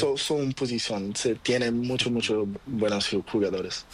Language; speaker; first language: Spanish; non-native, learner; Portuguese